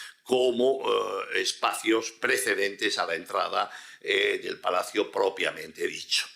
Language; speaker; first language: Spanish; native; Spanish